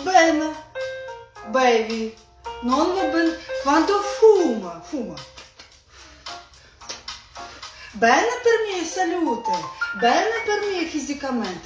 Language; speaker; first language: Italian; non-native, learner; Russian